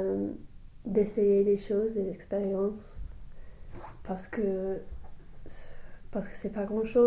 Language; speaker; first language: French; non-native, fluent; English